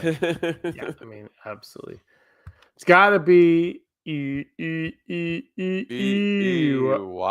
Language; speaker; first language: English; native; English